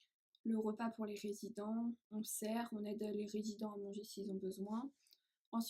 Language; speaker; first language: French; native; French